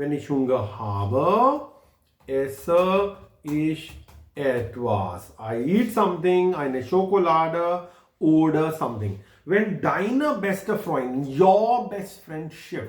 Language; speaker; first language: German; non-native, fluent; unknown